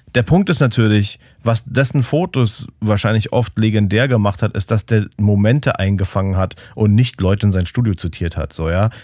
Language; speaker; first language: German; native; German